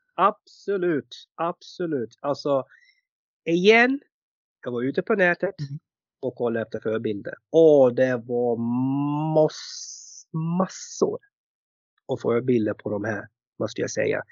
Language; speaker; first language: Swedish; non-native, fluent; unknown